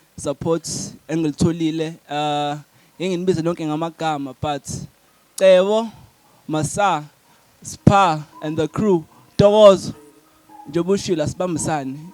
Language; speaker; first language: Zulu; non-native, local second language; Xhosa